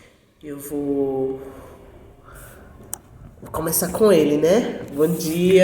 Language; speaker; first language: Portuguese; non-native, learner; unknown